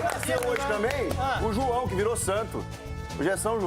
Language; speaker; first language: Portuguese; native; Portuguese